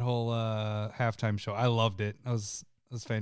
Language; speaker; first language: English; native; English